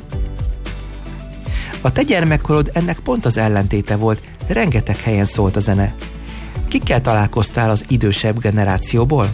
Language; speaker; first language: Hungarian; native; Hungarian